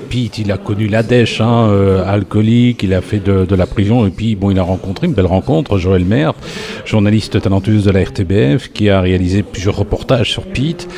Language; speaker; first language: French; native; French